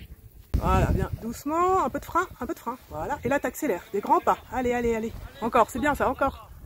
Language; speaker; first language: French; native; French